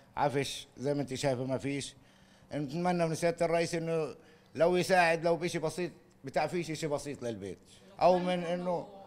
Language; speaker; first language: Arabic; native; Arabic